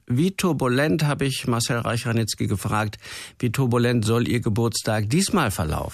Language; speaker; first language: German; native; German